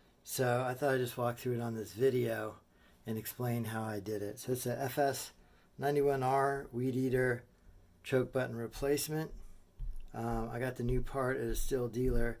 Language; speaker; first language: English; native; English